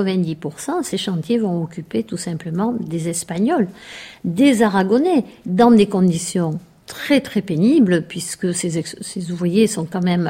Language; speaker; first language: French; native; French